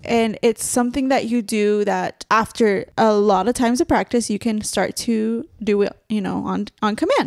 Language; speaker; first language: English; early bilingual, other home language; Spanish